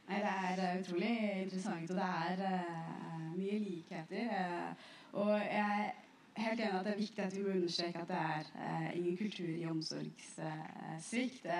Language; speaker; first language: Norwegian; early bilingual, other home language; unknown